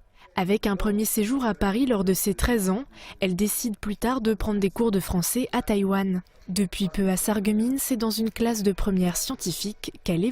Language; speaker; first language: French; native; French